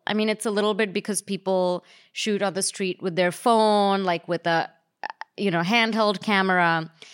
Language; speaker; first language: English; native; English